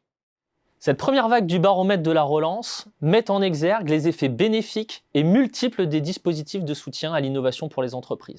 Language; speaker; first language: French; native; French